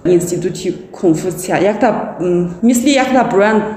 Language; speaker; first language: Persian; non-native, learner; Chinese